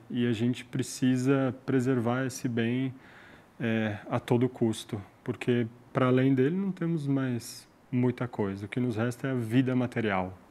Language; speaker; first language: Portuguese; early bilingual, other home language; Arabic